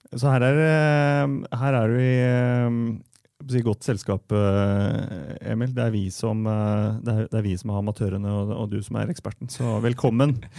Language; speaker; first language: Norwegian; native; Norwegian